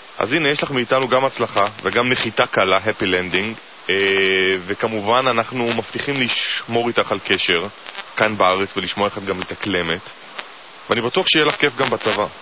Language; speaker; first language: Hebrew; native; Hebrew